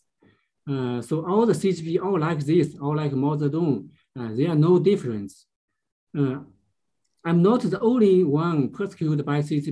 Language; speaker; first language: English; non-native, learner; Chinese